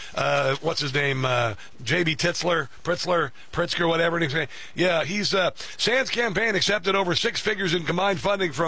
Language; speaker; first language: English; native; English